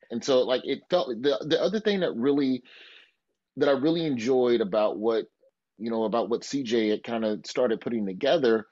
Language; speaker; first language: English; native; English